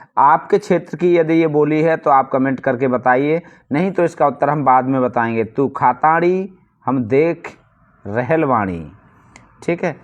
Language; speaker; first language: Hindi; native; Hindi